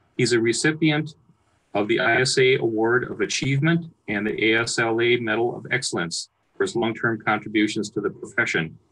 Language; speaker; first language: English; native; English